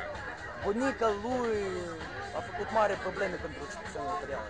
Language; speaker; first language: Romanian; non-native, learner; Russian